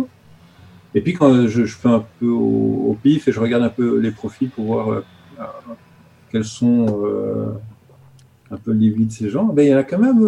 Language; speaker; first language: French; native; French